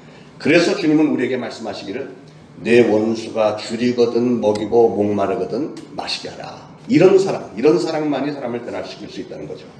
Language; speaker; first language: Korean; native; Korean